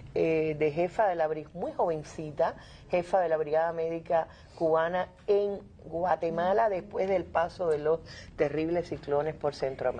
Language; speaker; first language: Spanish; native; Spanish